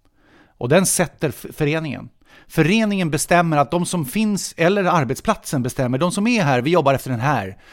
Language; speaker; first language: Swedish; native; Swedish